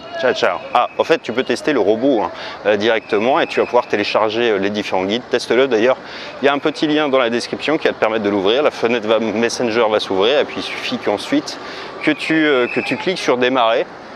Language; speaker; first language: French; native; French